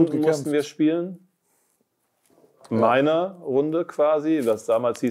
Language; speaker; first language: German; native; German